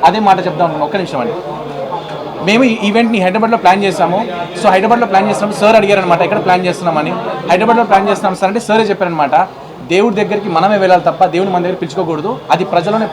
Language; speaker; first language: Telugu; native; Telugu